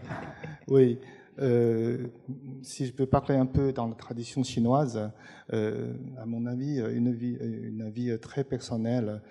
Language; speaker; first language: French; non-native, fluent; Chinese